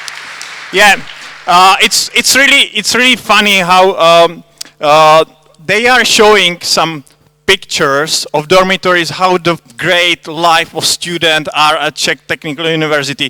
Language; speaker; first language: English; non-native, fluent; Czech